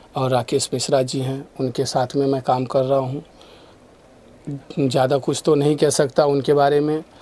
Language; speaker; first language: Hindi; native; Hindi